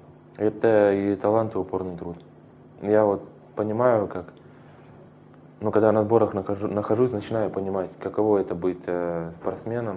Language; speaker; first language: Russian; native; Russian